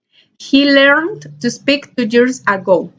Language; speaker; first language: English; non-native, learner; Spanish